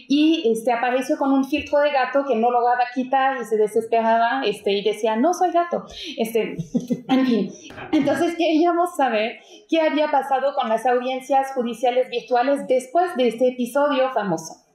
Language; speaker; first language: Spanish; native; Spanish